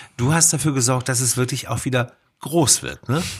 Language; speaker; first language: German; native; German